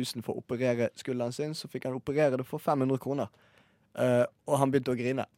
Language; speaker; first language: Norwegian; native; Norwegian